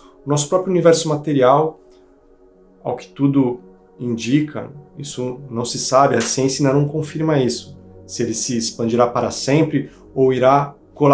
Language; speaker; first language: Portuguese; native; Portuguese